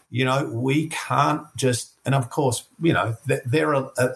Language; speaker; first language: English; native; English